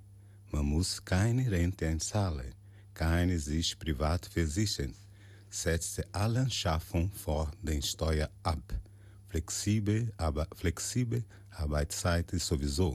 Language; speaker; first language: German; non-native, learner; Portuguese